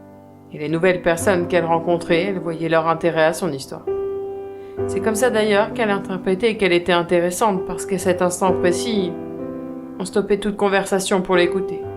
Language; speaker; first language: French; native; French